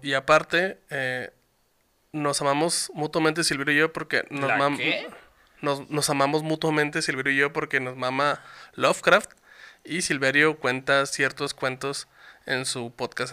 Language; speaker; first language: Spanish; native; Spanish